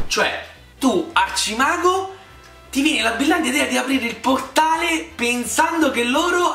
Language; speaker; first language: Italian; native; Italian